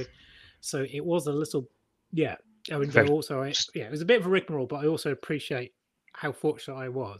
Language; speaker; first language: English; native; English